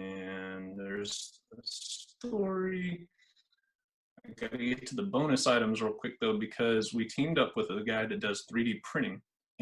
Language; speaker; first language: English; native; English